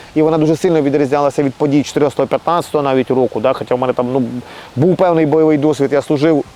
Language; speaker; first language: Ukrainian; native; Ukrainian